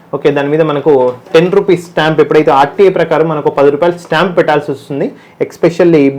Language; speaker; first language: Telugu; native; Telugu